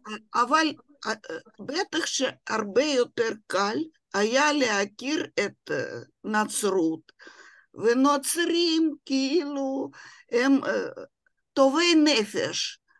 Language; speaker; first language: Hebrew; non-native, fluent; Russian